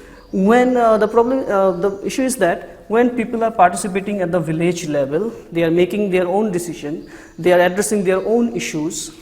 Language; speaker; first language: English; non-native, local second language; Assamese